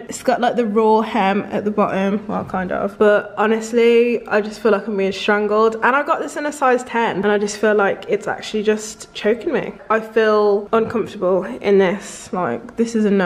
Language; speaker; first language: English; native; English